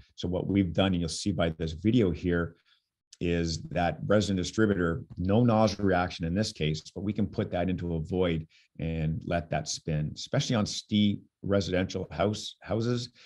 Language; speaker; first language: English; native; English